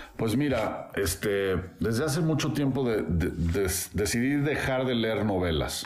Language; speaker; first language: Spanish; native; Spanish